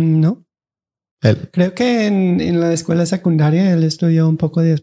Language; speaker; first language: Spanish; non-native, fluent; English